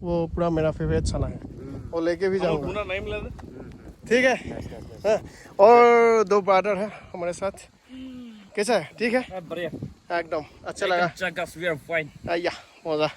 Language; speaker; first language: Hindi; non-native, local second language; Assamese